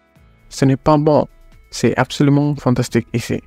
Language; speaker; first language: French; non-native, learner; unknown